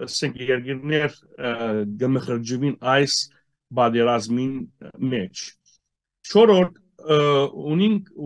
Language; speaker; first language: Armenian; early bilingual, heritage; Armenian